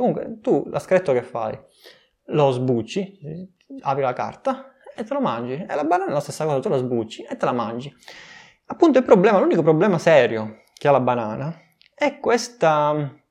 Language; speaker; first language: Italian; native; Italian